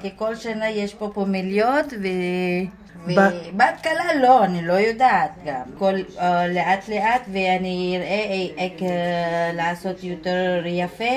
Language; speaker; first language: Hebrew; non-native, learner; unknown